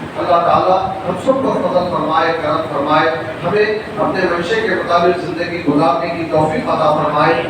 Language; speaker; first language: Urdu; native; Urdu